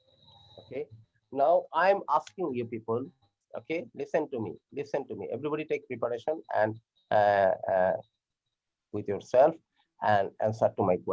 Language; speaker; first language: English; non-native, fluent; Bangla